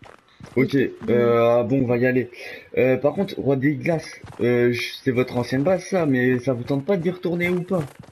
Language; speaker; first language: French; native; French